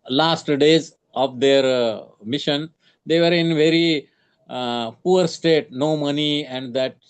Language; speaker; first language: English; non-native, local second language; Marathi